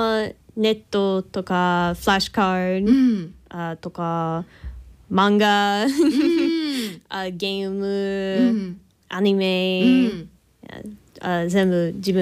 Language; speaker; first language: Japanese; non-native, learner; English